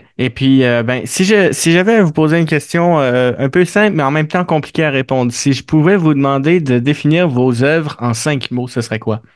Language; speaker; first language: French; native; French